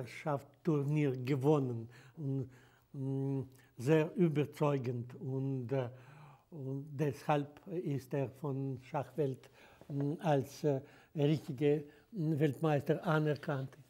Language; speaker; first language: German; non-native, fluent; Russian